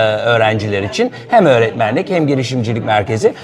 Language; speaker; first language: Turkish; native; Turkish